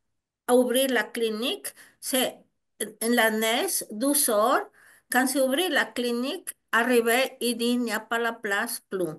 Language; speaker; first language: French; non-native, learner; Spanish